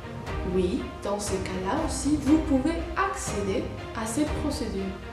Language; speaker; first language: French; non-native, fluent; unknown